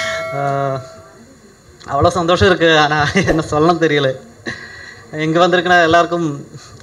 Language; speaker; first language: Tamil; non-native, learner; Malayalam